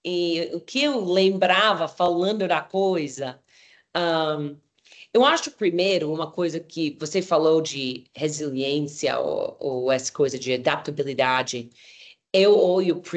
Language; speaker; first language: Portuguese; non-native, fluent; English